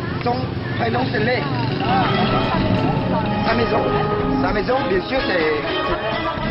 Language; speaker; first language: French; non-native, learner; Vietnamese